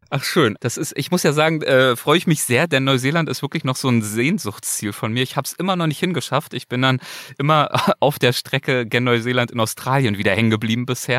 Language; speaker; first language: German; native; German